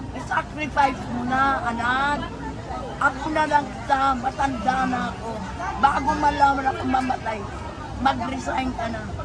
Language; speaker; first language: Filipino; non-native, local second language; Iloko